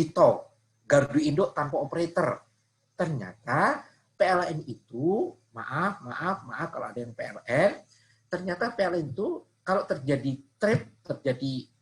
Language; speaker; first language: Indonesian; non-native, local second language; Javanese